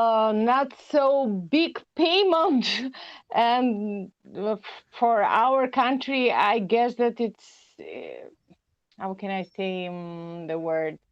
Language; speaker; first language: English; non-native, learner; Albanian